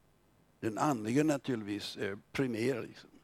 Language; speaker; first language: Swedish; non-native, fluent; English